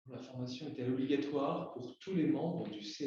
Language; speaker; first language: French; native; French